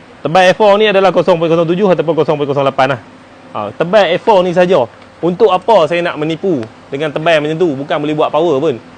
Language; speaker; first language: Malay; native; Malay